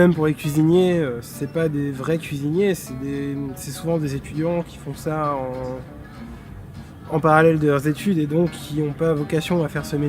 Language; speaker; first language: French; native; French